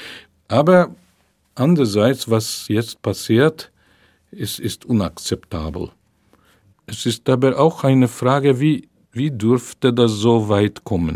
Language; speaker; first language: German; non-native, fluent; Hungarian